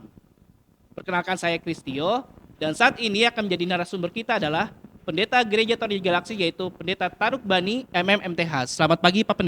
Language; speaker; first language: Indonesian; native; Indonesian